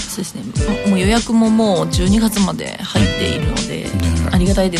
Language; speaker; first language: Japanese; native; Japanese